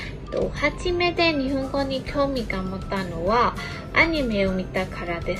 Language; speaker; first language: Japanese; non-native, learner; Burmese